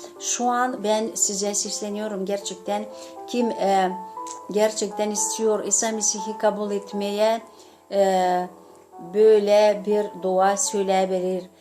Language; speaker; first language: Turkish; non-native, fluent; Gagauz